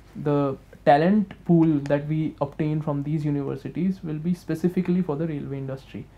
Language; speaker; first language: English; non-native, local second language; Hindi